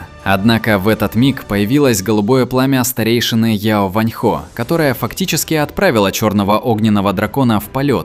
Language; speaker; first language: Russian; native; Russian